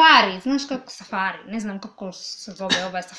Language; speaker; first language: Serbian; non-native, learner; English